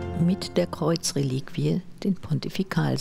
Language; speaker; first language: German; native; German